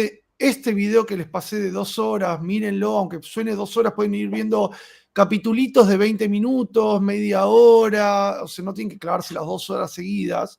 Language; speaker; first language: Spanish; native; Spanish